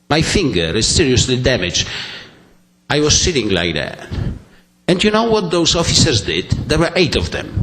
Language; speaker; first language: English; non-native, fluent; Polish